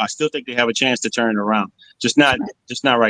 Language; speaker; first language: English; native; English